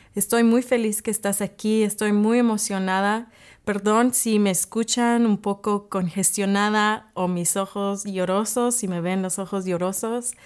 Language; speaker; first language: Spanish; early bilingual, heritage; English